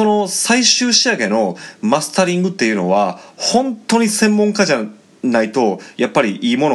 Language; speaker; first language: Japanese; native; Japanese